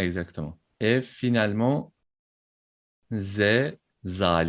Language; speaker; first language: French; non-native, fluent; Turkish